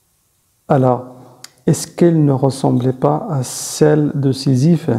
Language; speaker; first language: French; non-native, fluent; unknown